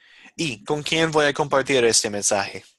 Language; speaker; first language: Spanish; non-native, fluent; English